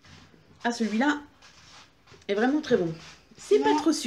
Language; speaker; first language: French; native; French